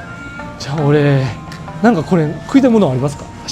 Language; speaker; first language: Japanese; non-native, fluent; Chinese